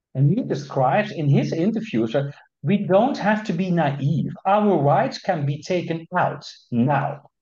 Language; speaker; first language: English; non-native, fluent; Dutch